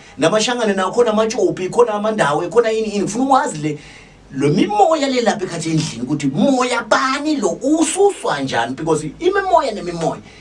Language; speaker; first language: Zulu; native; Zulu